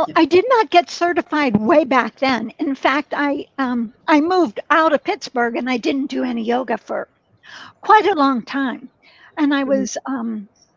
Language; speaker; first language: English; native; English